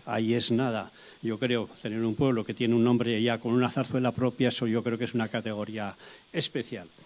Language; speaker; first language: Spanish; native; Spanish